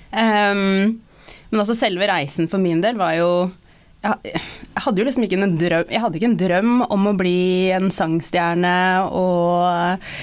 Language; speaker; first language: Norwegian; native; Norwegian